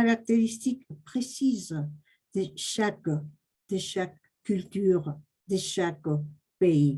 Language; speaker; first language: French; non-native, fluent; Spanish